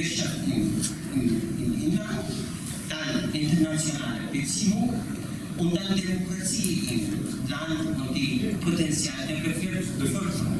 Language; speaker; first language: German; non-native, fluent; Persian